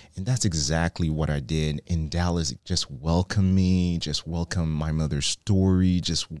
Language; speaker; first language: English; non-native, fluent; Haitian Creole